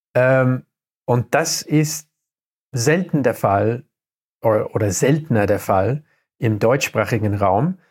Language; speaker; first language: German; non-native, fluent; English